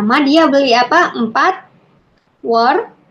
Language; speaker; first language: Indonesian; native; Indonesian